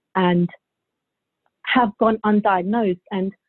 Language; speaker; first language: English; early bilingual, other home language; Bulgarian